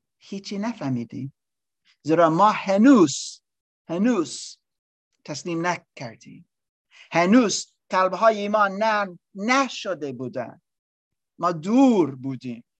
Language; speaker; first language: Persian; non-native, learner; English